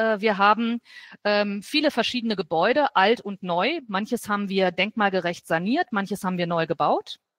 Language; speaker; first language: German; native; German